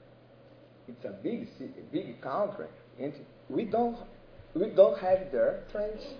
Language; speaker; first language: English; non-native, learner; Portuguese